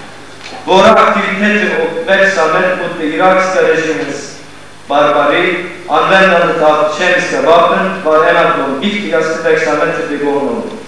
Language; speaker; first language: Swedish; non-native, fluent; Kurdish